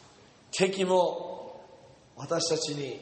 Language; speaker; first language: Japanese; non-native, fluent; English